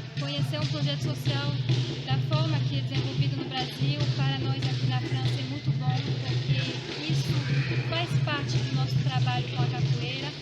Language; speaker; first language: Portuguese; non-native, fluent; French